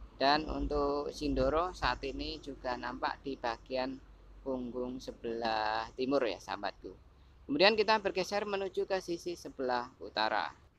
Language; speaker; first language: Indonesian; native; Indonesian